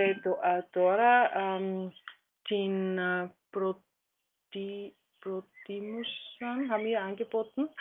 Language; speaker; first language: Greek; non-native, learner; German